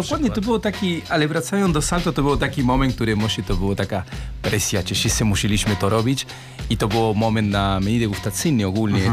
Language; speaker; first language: Polish; non-native, learner; Spanish